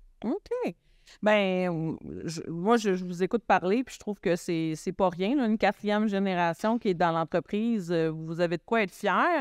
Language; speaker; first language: French; native; French